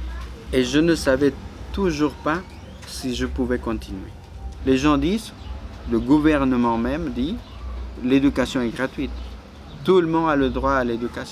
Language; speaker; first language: French; non-native, fluent; Spanish